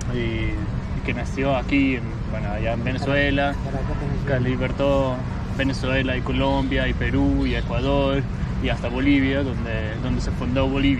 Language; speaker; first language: Spanish; non-native, learner; English